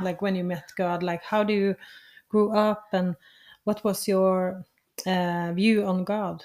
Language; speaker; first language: English; non-native, fluent; Norwegian